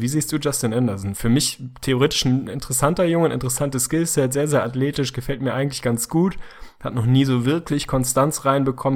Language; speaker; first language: German; native; German